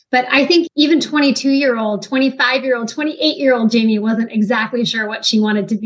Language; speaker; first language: English; native; English